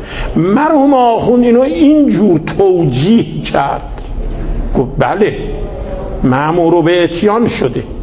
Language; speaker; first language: Persian; native; Persian